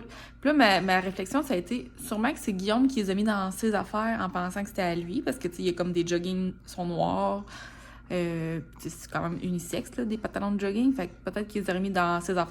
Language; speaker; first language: French; native; French